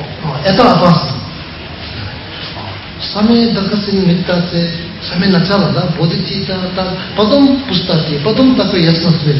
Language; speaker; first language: Russian; non-native, learner; Tibetan